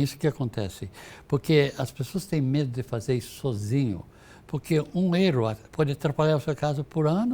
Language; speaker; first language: Portuguese; non-native, fluent; English